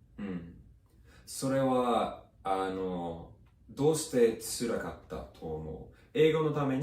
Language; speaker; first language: Japanese; non-native, fluent; English